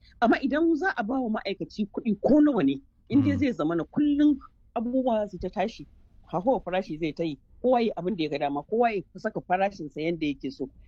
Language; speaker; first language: Hausa; native; Hausa